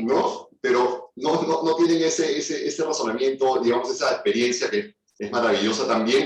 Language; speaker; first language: Spanish; native; Spanish